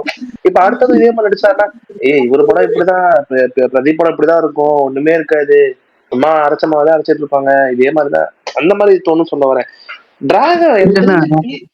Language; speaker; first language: Tamil; native; Tamil